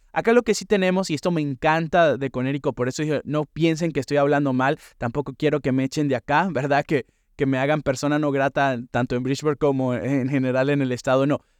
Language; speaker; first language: Spanish; native; Spanish